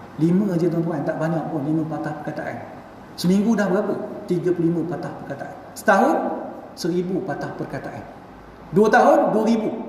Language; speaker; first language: Malay; native; Malay